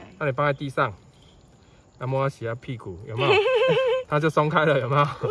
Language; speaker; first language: Chinese; native; Chinese